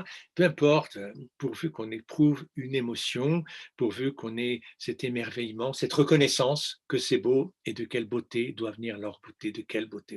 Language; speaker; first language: French; native; French